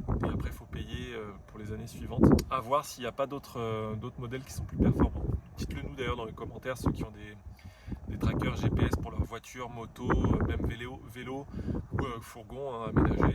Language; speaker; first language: French; native; French